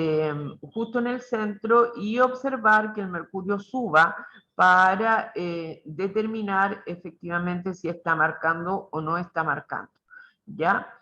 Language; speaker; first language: Spanish; native; Spanish